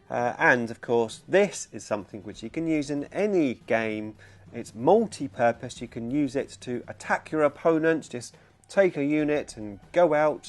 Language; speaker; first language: English; native; English